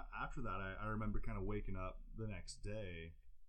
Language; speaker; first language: English; native; English